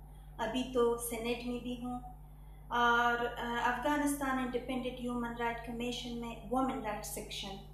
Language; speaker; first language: Hindi; non-native, fluent; Persian